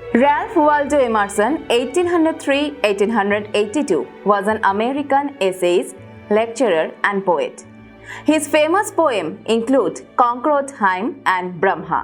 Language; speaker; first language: English; non-native, local second language; Bangla